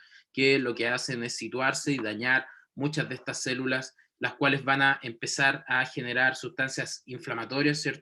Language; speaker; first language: Spanish; native; Spanish